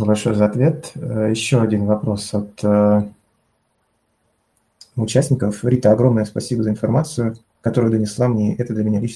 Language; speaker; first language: Russian; native; Russian